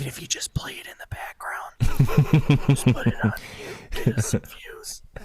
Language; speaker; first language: English; native; English